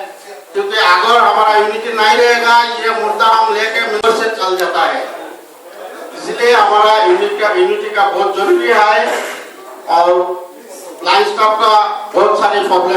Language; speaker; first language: Hindi; non-native, local second language; Mizo